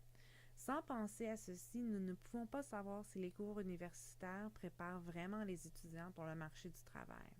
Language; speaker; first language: French; non-native, fluent; English